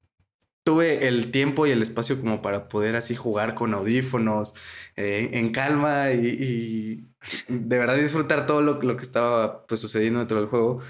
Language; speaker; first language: Spanish; native; Spanish